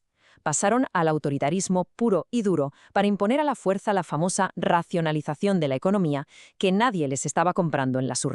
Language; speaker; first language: Spanish; native; Spanish